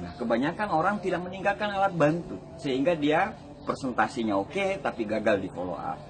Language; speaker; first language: Indonesian; native; Indonesian